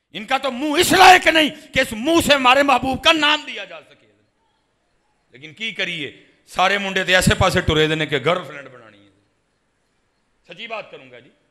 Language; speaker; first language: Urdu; non-native, local second language; Punjabi